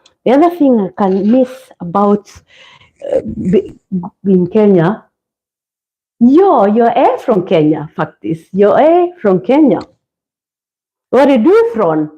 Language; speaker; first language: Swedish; non-native, fluent; Kikuyu